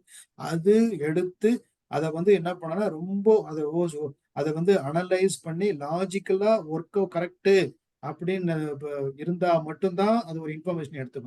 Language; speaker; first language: Tamil; native; Tamil